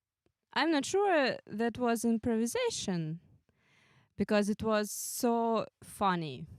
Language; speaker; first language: English; non-native, fluent; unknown